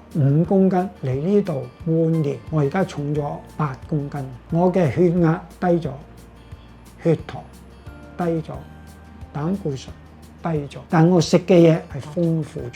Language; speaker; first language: Cantonese; native; Cantonese